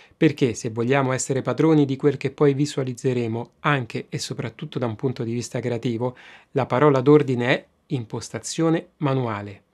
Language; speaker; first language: Italian; native; Italian